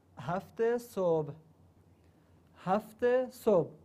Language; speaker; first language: Persian; non-native, learner; Arabic